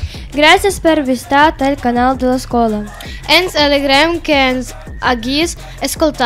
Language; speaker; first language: Catalan; non-native, learner; Ukrainian